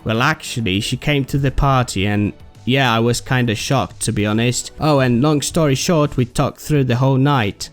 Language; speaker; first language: English; non-native, fluent; Polish